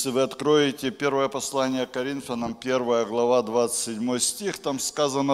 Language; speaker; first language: Polish; non-native, learner; Russian